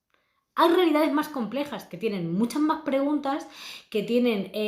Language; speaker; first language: Spanish; native; Spanish